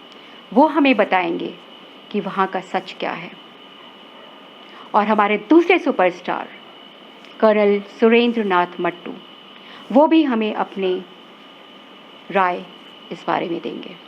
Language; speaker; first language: Hindi; native; Hindi